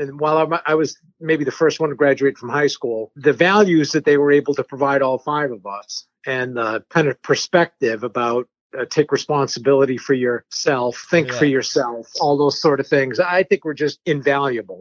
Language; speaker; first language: English; early bilingual, other home language; French